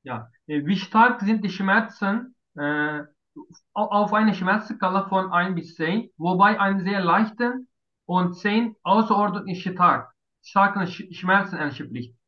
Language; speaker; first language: German; non-native, learner; Turkish